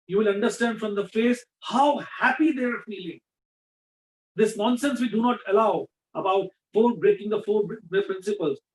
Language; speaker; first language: English; non-native, local second language; Hindi